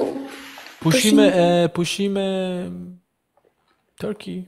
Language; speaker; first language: English; non-native, learner; Turkish